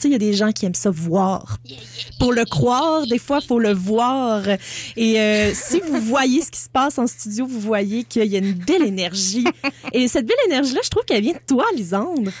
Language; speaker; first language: French; native; French